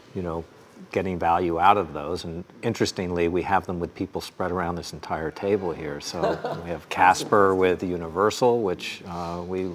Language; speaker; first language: English; native; English